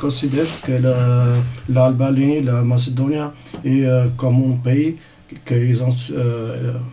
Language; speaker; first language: French; non-native, learner; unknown